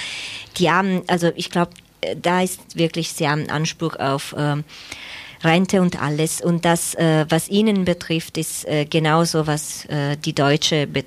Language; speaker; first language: German; non-native, fluent; Italian